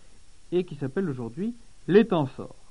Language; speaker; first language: French; native; French